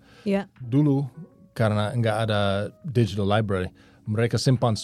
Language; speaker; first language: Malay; non-native, learner; English